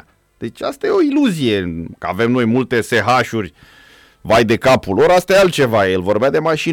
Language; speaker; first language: Romanian; native; Romanian